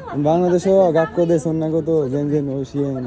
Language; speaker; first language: Japanese; non-native, learner; Bangla